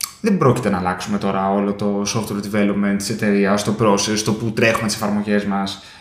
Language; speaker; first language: Greek; early bilingual, heritage; Greek